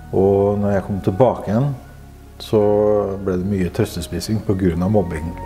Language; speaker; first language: Norwegian; native; Norwegian